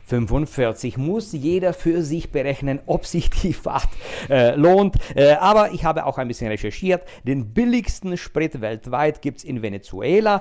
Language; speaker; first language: German; non-native, fluent; Czech